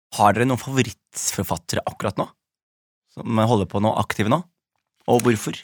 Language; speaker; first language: Norwegian; early bilingual, other home language; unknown